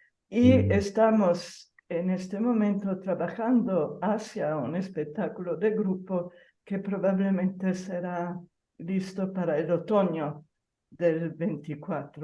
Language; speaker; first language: Spanish; non-native, fluent; Italian